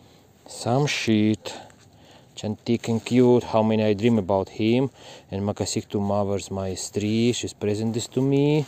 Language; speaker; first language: English; non-native, learner; Russian